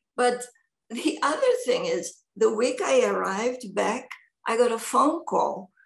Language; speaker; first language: English; non-native, fluent; Greek